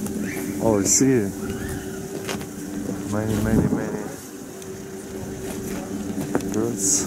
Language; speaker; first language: English; non-native, learner; Russian